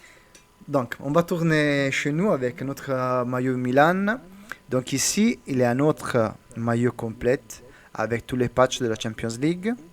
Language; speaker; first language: French; non-native, learner; Italian